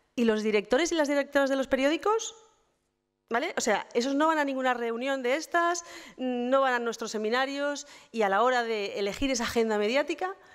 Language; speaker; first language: Spanish; native; Spanish